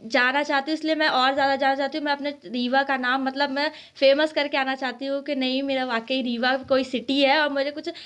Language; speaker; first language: Hindi; native; Hindi